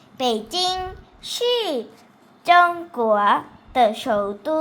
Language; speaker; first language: Chinese; non-native, learner; Thai